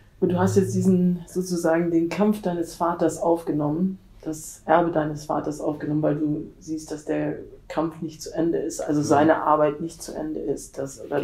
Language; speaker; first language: German; native; German